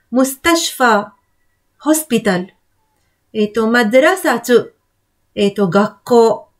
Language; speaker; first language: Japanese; non-native, fluent; Arabic